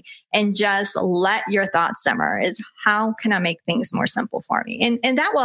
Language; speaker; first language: English; early bilingual, other home language; Spanish